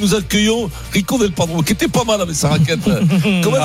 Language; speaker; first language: French; native; French